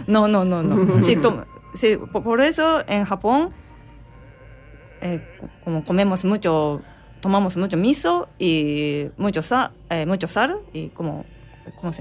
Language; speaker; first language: Spanish; non-native, learner; Japanese